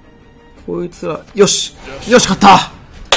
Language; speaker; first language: Japanese; native; Japanese